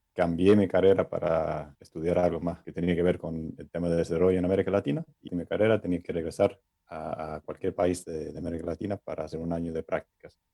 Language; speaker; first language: Spanish; non-native, fluent; English